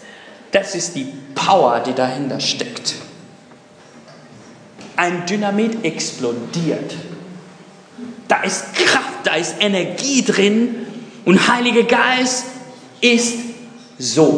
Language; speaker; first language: German; non-native, fluent; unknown